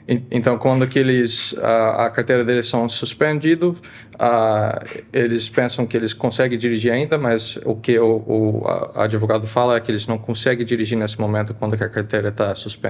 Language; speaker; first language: Portuguese; early bilingual, heritage; Portuguese